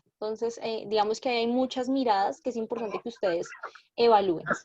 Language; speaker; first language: Spanish; native; Spanish